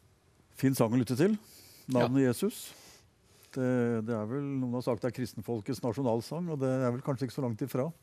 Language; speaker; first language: Norwegian; native; Norwegian